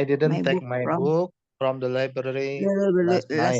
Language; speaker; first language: English; non-native, learner; Indonesian